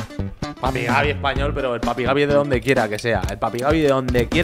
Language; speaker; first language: Spanish; native; Spanish